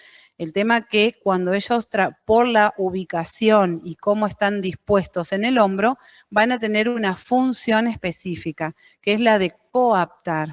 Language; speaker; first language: Spanish; native; Spanish